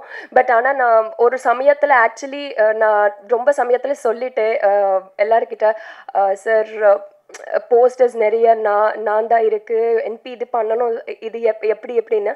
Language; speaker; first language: Tamil; non-native, learner; Telugu